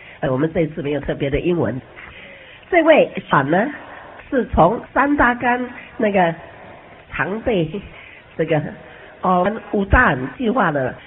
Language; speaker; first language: Chinese; native; Chinese